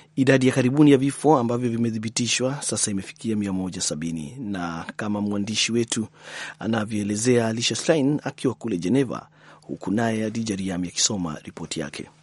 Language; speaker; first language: Swahili; non-native, local second language; Kikuyu